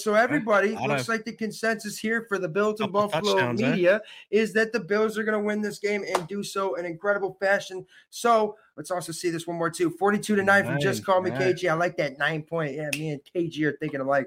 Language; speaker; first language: English; native; English